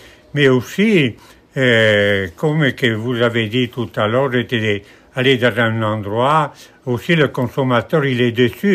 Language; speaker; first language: French; non-native, fluent; Italian